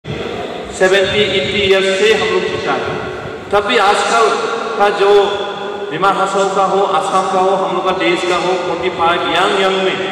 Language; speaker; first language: Hindi; non-native, local second language; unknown